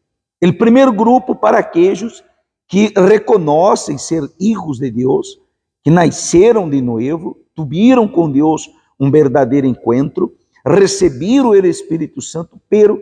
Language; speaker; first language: Spanish; non-native, fluent; Portuguese